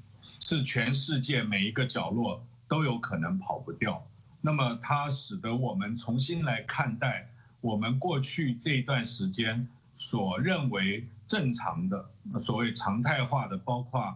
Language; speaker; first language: Chinese; native; Chinese